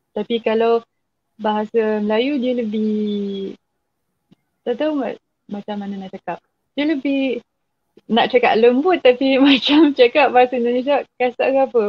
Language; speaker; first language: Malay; non-native, fluent; French